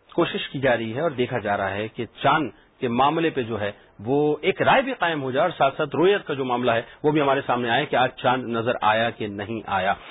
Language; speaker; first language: Urdu; native; Urdu